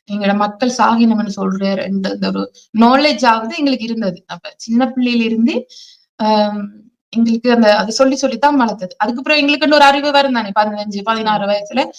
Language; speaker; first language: Tamil; early bilingual, heritage; Tamil